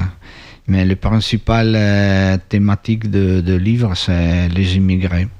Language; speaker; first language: French; non-native, fluent; Italian